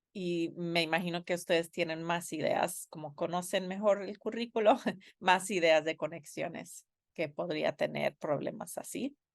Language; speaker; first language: Spanish; non-native, fluent; English